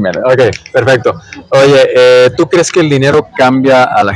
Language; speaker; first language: Spanish; native; Spanish